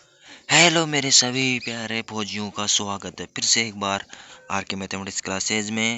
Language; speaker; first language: Hindi; native; Hindi